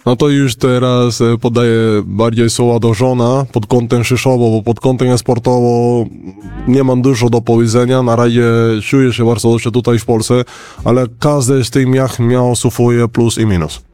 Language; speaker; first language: Polish; non-native, learner; Spanish